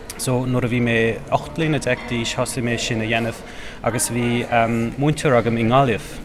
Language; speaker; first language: Irish; non-native, fluent; German